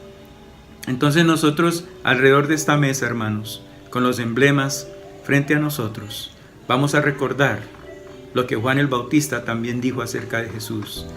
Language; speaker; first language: Spanish; native; Spanish